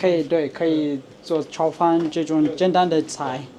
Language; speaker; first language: Chinese; non-native, fluent; Amharic